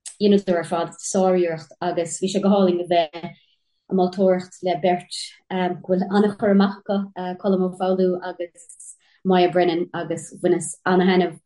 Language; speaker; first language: Irish; native; Irish